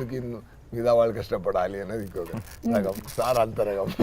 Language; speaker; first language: Telugu; non-native, fluent; Tamil